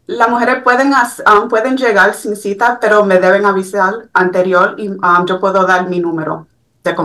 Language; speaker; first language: Spanish; early bilingual, heritage; Spanish